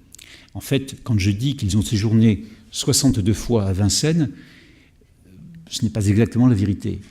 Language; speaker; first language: French; native; French